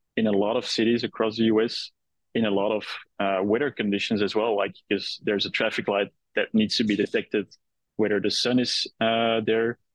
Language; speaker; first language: English; non-native, fluent; Dutch